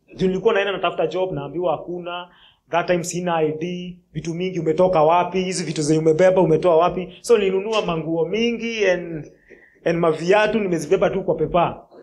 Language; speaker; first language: Swahili; non-native, local second language; Kikuyu